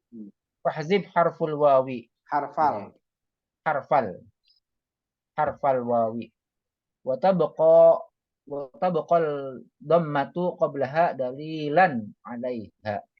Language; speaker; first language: Arabic; non-native, learner; Indonesian